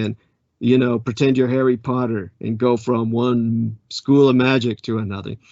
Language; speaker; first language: English; native; English